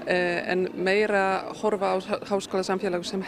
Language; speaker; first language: Icelandic; non-native, fluent; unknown